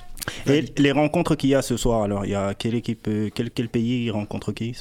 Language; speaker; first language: French; native; French